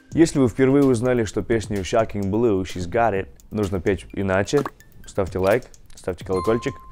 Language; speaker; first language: Russian; early bilingual, heritage; Russian